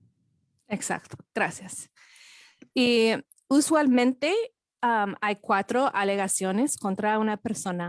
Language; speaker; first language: Spanish; non-native, fluent; English